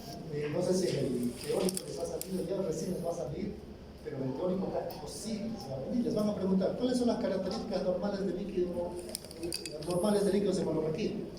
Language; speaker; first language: Spanish; native; Spanish